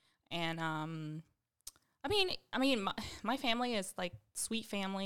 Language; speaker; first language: English; early bilingual, other home language; Vietnamese